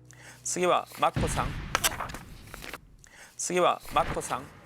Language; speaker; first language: Japanese; non-native, fluent; Korean